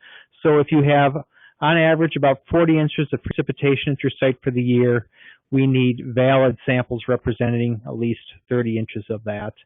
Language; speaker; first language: English; native; English